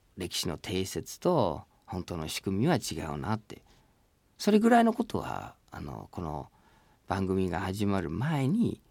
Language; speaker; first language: Japanese; non-native, fluent; English